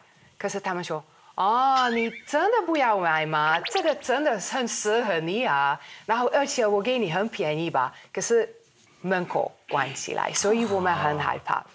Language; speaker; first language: Chinese; non-native, fluent; Hungarian